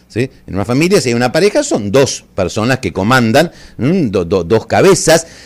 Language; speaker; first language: Spanish; native; Spanish